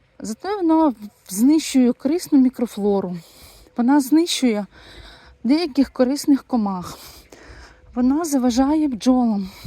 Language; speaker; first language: Ukrainian; non-native, local second language; Russian